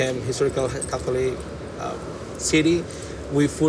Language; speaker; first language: English; non-native, fluent; Spanish